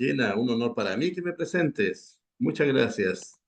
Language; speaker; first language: Spanish; native; Spanish